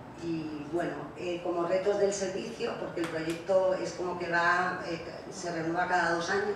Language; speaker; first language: Spanish; native; Spanish